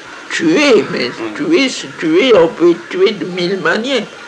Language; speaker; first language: French; native; French